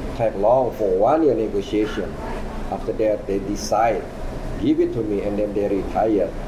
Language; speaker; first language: English; non-native, learner; Indonesian